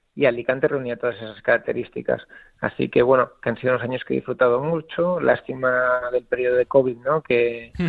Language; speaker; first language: Spanish; native; Spanish